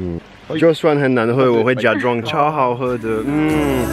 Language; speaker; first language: Chinese; non-native, fluent; French